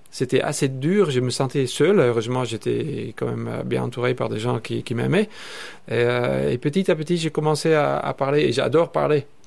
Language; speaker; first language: French; non-native, fluent; Dutch